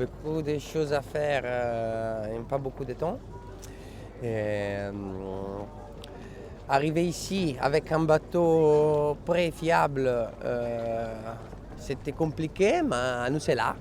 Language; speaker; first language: French; non-native, fluent; Italian